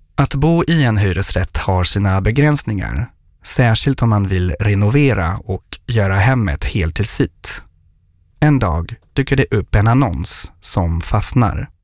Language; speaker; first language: Swedish; non-native, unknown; French